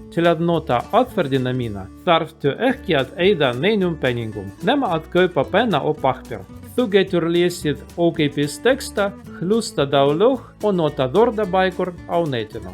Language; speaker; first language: Icelandic; non-native, learner; Russian